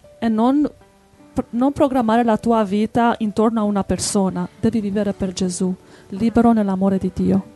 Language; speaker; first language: Italian; non-native, fluent; English